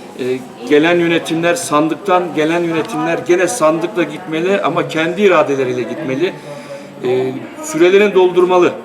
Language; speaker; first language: Turkish; native; Turkish